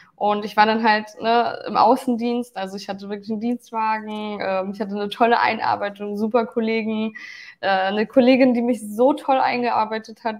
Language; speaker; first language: German; early bilingual, other home language; Turkish